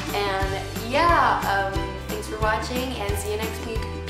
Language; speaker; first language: English; non-native, fluent; Spanish